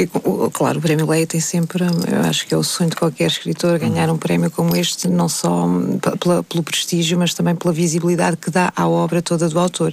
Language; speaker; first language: Portuguese; native; Portuguese